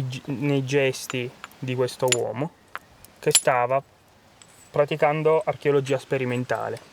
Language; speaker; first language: Italian; native; Italian